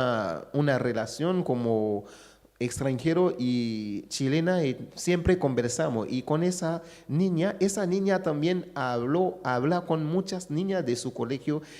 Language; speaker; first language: Spanish; non-native, fluent; Haitian Creole